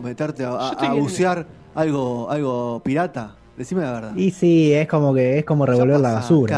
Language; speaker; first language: Spanish; native; Spanish